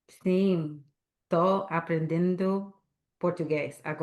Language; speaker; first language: Portuguese; non-native, learner; English